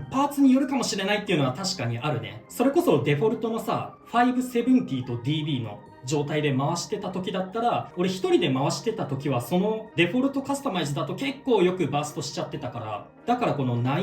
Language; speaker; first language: Japanese; native; Japanese